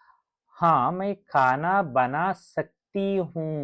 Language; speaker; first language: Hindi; non-native, local second language; Telugu